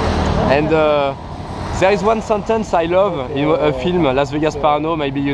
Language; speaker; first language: English; non-native, learner; French